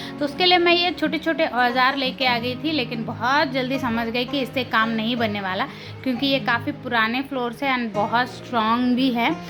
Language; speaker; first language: Hindi; non-native, local second language; Telugu